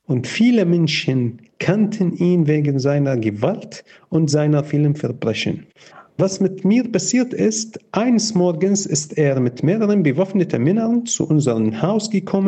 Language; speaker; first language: German; non-native, fluent; Arabic